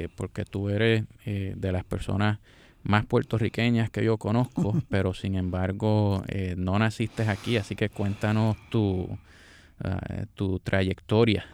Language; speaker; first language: Spanish; native; Spanish